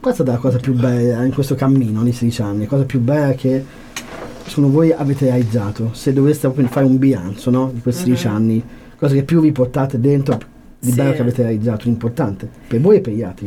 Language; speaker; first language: Italian; native; Italian